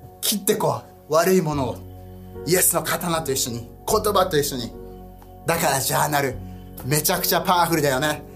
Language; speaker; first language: Japanese; early bilingual, heritage; Japanese